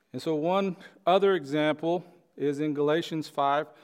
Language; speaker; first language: English; native; English